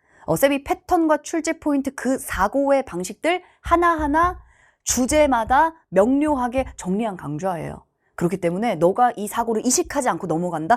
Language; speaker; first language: Korean; native; Korean